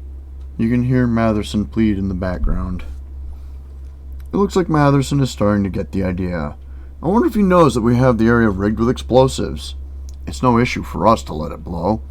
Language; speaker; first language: English; native; English